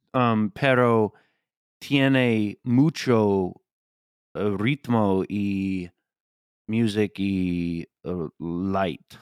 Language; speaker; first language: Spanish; non-native, learner; English